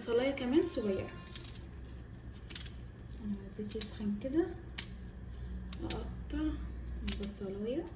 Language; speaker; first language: Arabic; native; Arabic